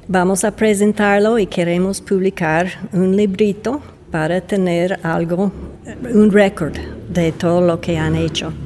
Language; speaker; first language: Spanish; non-native, fluent; English